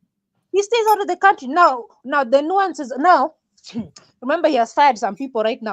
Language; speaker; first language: English; non-native, local second language; Swahili